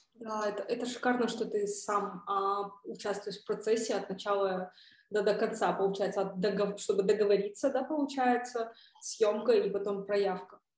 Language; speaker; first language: Russian; non-native, local second language; Kyrgyz